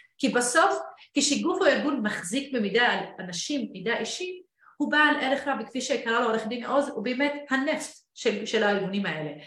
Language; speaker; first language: Hebrew; non-native, local second language; Arabic